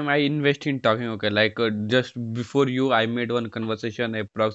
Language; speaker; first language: English; non-native, local second language; Hindi